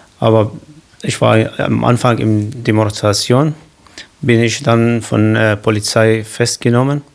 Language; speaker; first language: German; non-native, learner; Kurdish